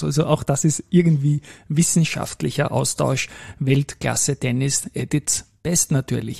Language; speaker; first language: German; native; German